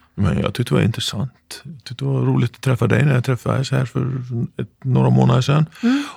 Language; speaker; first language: Swedish; non-native, fluent; Icelandic